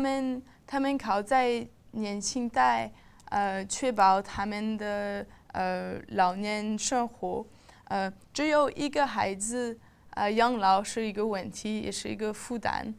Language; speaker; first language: Chinese; non-native, learner; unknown